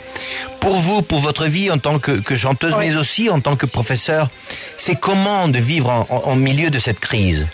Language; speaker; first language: French; non-native, fluent; Spanish